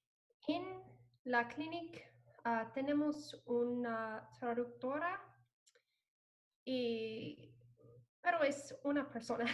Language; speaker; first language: Spanish; non-native, learner; English